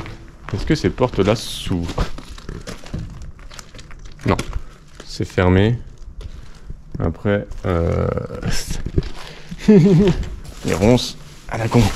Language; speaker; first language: French; native; French